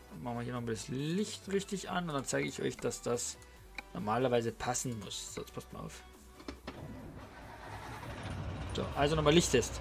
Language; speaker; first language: German; native; German